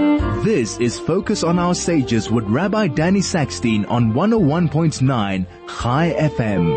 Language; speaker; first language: English; native; English